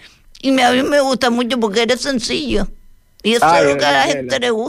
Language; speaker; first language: Spanish; native; Spanish